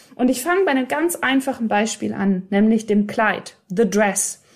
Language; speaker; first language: German; native; German